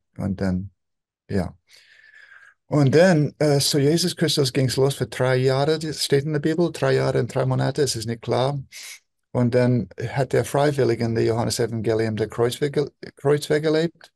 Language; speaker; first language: German; non-native, fluent; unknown